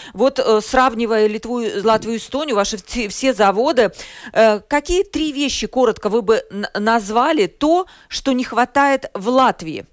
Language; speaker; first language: Russian; native; Russian